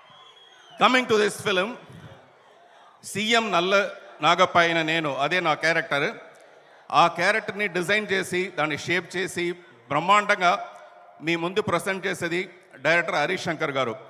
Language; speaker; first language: Telugu; non-native, local second language; Tamil